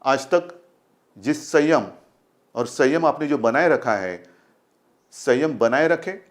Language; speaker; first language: Hindi; non-native, local second language; Marathi